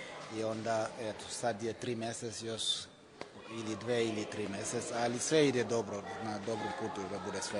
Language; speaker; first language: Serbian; non-native, fluent; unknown